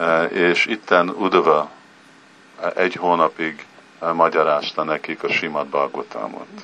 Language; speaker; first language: Hungarian; early bilingual, heritage; Hungarian